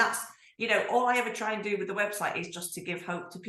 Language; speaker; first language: English; native; English